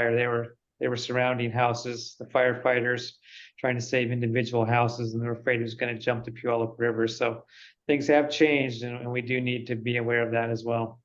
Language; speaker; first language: English; native; English